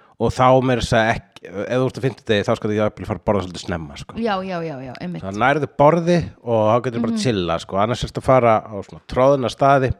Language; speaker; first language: Icelandic; native; Icelandic